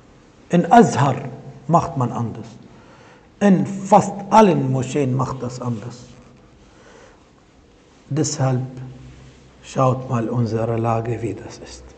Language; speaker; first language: German; non-native, fluent; Arabic